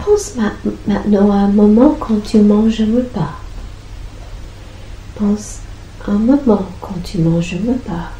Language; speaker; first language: French; non-native, fluent; English